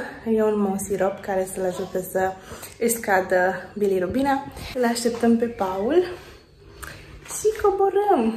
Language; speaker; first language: Romanian; native; Romanian